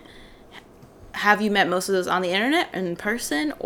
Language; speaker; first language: English; non-native, fluent; Swedish